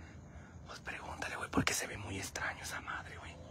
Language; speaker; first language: Spanish; native; Spanish